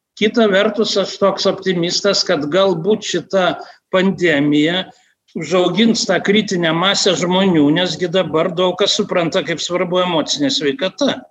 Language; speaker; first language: Lithuanian; native; Lithuanian